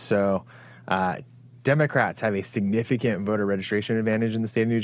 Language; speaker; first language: English; native; English